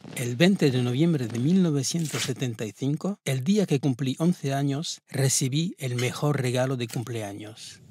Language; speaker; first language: Spanish; early bilingual, heritage; Spanish